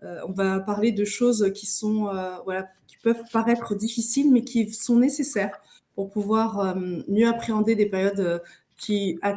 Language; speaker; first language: French; native; French